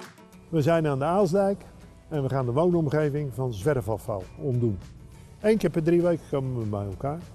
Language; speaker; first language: Dutch; native; Dutch